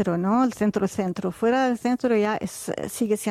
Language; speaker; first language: Spanish; non-native, fluent; Arabic